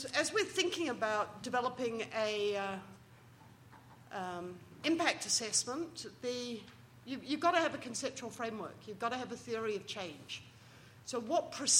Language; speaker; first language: English; native; English